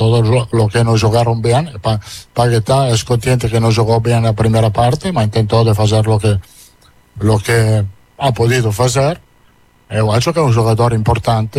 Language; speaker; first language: Portuguese; non-native, learner; Italian